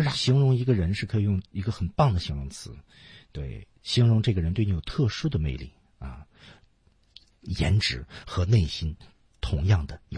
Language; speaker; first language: Chinese; native; Chinese